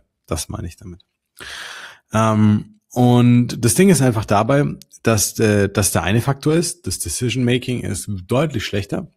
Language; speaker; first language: German; native; German